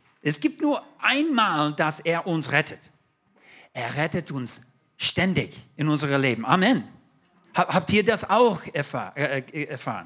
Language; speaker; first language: German; non-native, fluent; English